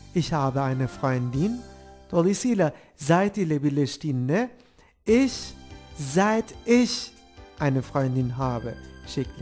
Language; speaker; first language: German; non-native, fluent; Turkish